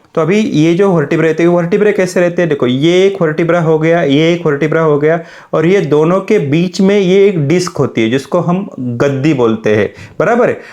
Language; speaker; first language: Hindi; non-native, local second language; Marathi